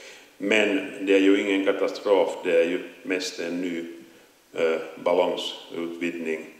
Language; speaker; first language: Swedish; non-native, local second language; Finnish